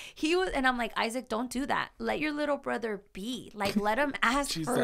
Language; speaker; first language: English; early bilingual, other home language; Spanish